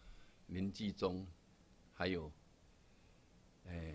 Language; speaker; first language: Chinese; native; Chinese